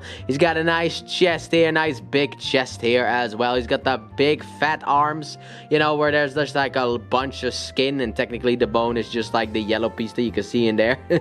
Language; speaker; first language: English; native; English